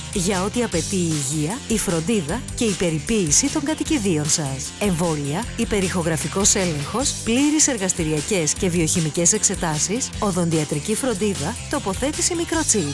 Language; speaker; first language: Greek; native; Greek